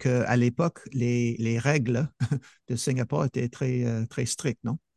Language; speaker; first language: French; non-native, fluent; English